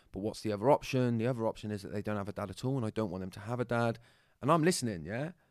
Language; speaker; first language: English; native; English